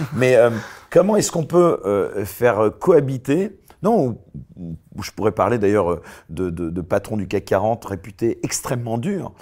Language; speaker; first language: French; native; French